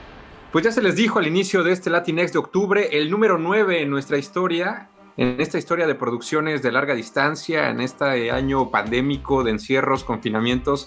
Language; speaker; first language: Spanish; native; Spanish